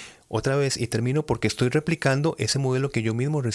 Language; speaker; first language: Spanish; native; Spanish